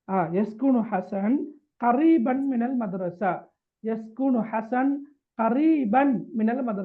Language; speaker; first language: Arabic; non-native, fluent; Tamil